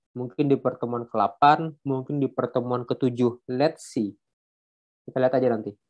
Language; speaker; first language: Indonesian; non-native, local second language; Banjar